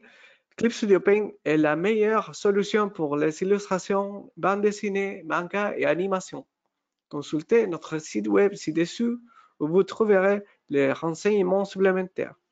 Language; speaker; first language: French; non-native, fluent; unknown